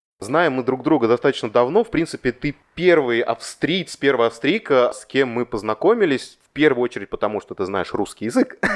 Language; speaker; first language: Russian; native; Russian